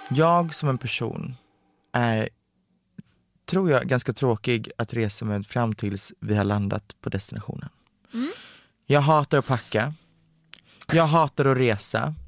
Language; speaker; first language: Swedish; native; Swedish